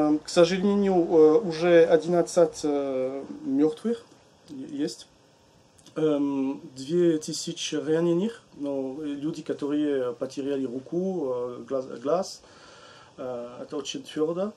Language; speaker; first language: Russian; non-native, learner; French